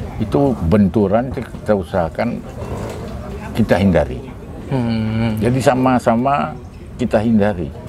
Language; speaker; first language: Indonesian; native; Indonesian